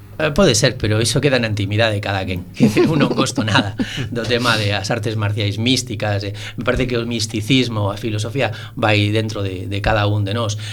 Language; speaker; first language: Galician; non-native, local second language; Spanish